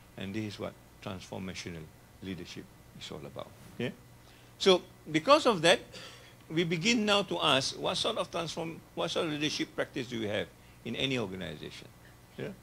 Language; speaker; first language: English; non-native, local second language; Malay